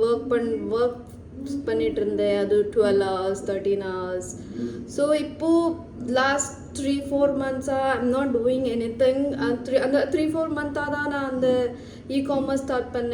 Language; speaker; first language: Tamil; early bilingual, heritage; Tamil